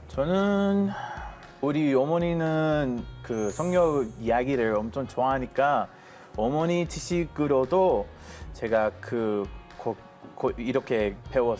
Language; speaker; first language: Korean; non-native, fluent; Hebrew